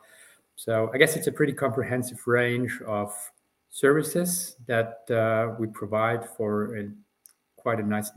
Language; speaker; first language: English; non-native, fluent; German